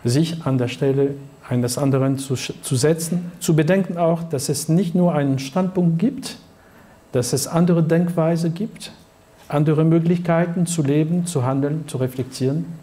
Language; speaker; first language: German; non-native, fluent; French